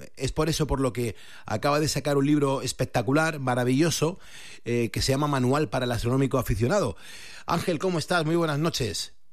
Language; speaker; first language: Spanish; native; Spanish